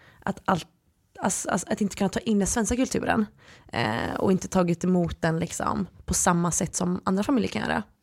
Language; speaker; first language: Swedish; early bilingual, other home language; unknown